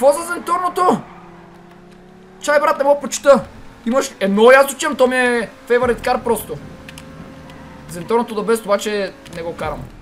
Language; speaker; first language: Bulgarian; native; Bulgarian